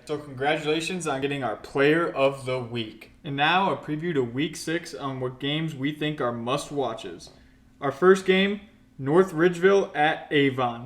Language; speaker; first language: English; native; English